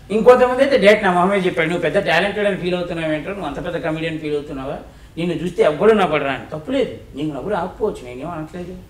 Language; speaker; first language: Telugu; native; Telugu